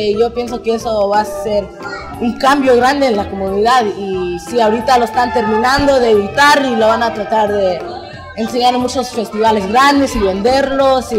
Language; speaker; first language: Spanish; early bilingual, heritage; Spanish